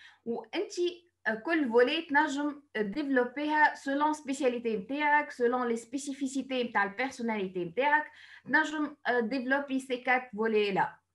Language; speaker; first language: French; non-native, local second language; Arabic